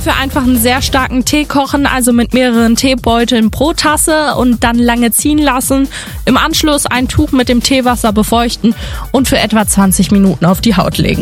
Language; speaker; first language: German; native; German